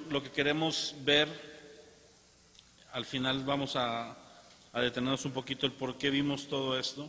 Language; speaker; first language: Spanish; native; Spanish